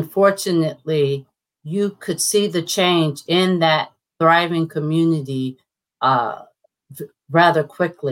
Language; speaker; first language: English; native; English